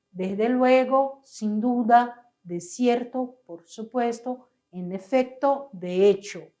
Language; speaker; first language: Spanish; non-native, fluent; Portuguese